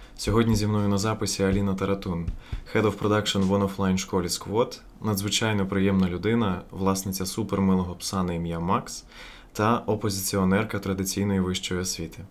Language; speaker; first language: Ukrainian; non-native, local second language; Russian